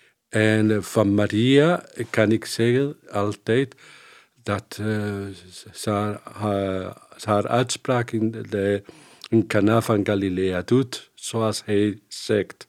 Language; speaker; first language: Dutch; non-native, fluent; Spanish